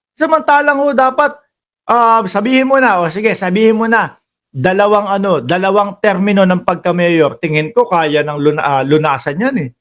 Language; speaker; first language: Filipino; native; Filipino